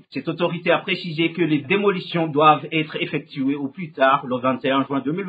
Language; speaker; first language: French; non-native, local second language; Rundi